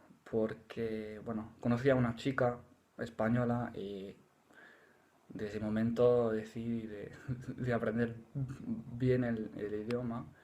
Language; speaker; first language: Spanish; non-native, fluent; English